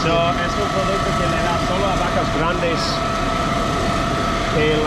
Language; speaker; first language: Spanish; non-native, learner; English